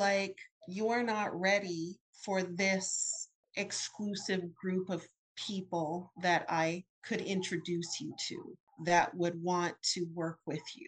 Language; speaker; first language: English; native; English